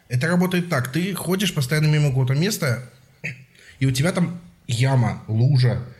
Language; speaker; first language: Russian; native; Russian